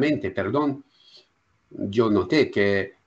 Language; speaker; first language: Spanish; non-native, learner; French